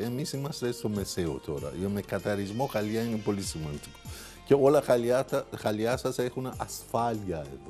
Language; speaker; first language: Greek; non-native, learner; Persian